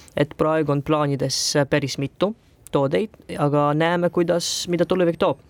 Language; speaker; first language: Estonian; non-native, local second language; Russian